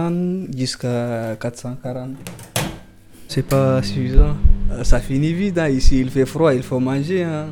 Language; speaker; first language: French; non-native, fluent; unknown